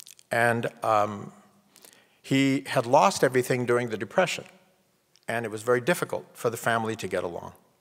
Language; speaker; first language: English; native; English